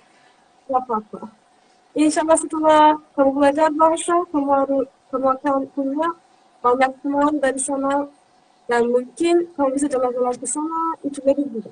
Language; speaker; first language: Indonesian; non-native, learner; Turkish